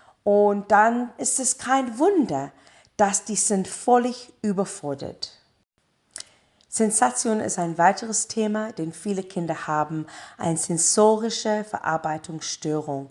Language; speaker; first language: German; non-native, learner; English